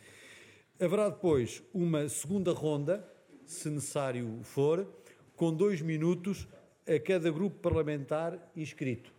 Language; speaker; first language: Portuguese; native; Portuguese